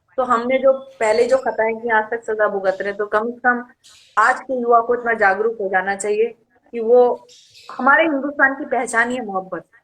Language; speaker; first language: Hindi; native; Hindi